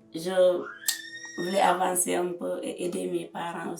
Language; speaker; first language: French; non-native, local second language; Mandingo